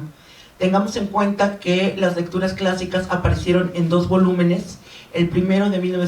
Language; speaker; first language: Spanish; native; Spanish